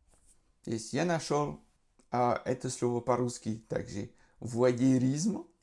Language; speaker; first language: Russian; non-native, fluent; French